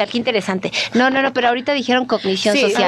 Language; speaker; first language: Spanish; native; Spanish